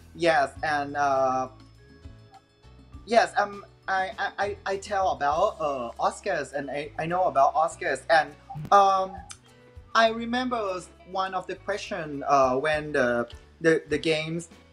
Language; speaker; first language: English; non-native, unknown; Thai